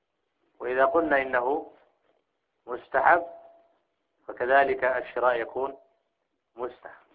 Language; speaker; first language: Arabic; native; Arabic